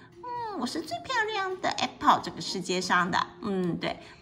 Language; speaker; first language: Chinese; native; Chinese